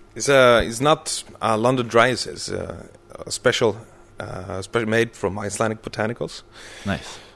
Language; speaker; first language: English; early bilingual, other home language; Icelandic